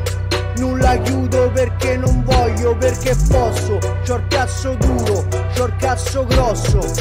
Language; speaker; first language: Italian; native; Italian